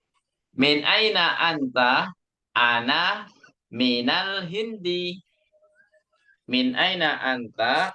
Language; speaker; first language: Arabic; non-native, fluent; Indonesian